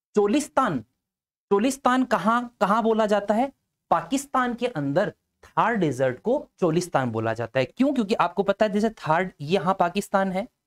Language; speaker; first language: Hindi; native; Hindi